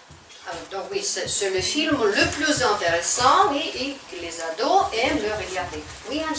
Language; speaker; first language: French; non-native, fluent; Ukrainian